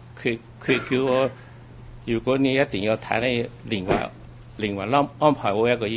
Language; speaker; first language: Cantonese; early bilingual, heritage; Cantonese